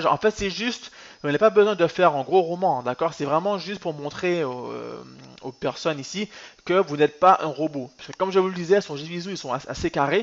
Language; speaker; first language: French; native; French